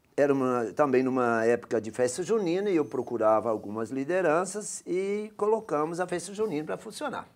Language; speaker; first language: Portuguese; non-native, fluent; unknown